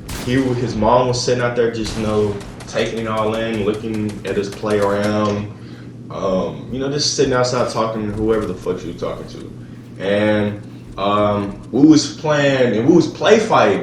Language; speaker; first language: English; native; English